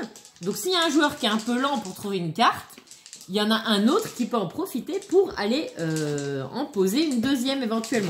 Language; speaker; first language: French; native; French